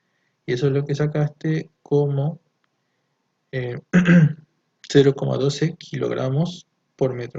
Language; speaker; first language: Spanish; native; Spanish